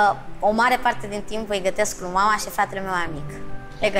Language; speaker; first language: Romanian; early bilingual, heritage; Romanian